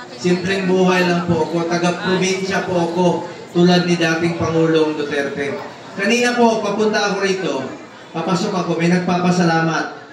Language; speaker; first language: Filipino; non-native, local second language; Cebuano